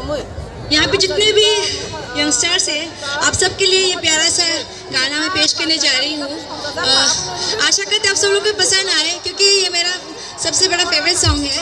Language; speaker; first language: Hindi; non-native, local second language; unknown